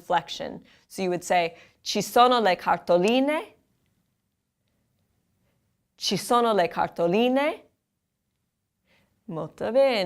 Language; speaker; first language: Italian; non-native, fluent; English